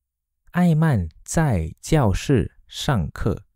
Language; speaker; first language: Chinese; non-native, fluent; Malay